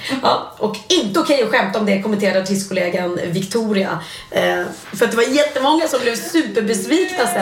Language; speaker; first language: Swedish; native; Swedish